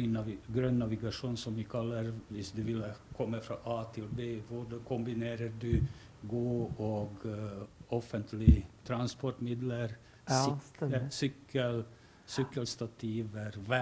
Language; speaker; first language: Norwegian; non-native, fluent; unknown